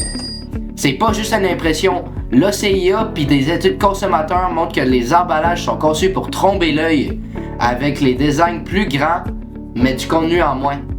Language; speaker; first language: French; native; French